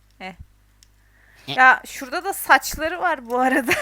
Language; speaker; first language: Turkish; native; Turkish